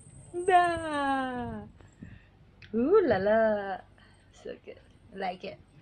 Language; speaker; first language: English; non-native, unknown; Vietnamese